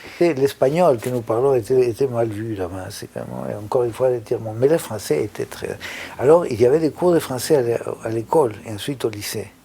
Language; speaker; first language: French; non-native, fluent; Spanish